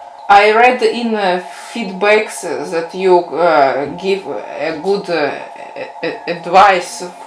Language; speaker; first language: English; non-native, learner; Russian